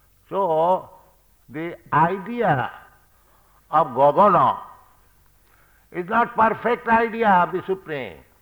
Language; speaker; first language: English; non-native, local second language; Bangla